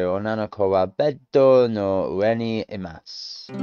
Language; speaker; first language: Japanese; non-native, learner; English